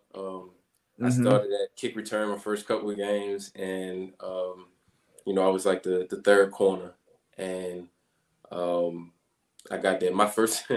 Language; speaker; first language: English; native; English